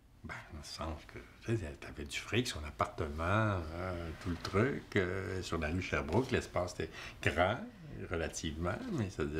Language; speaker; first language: French; native; French